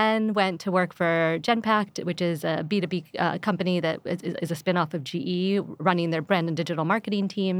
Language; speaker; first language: English; early bilingual, other home language; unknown